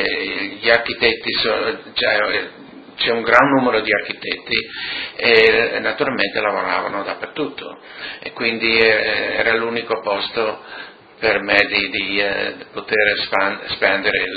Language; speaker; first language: Italian; non-native, local second language; Friulian